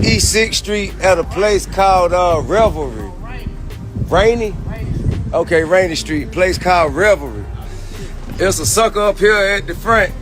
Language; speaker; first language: English; native; English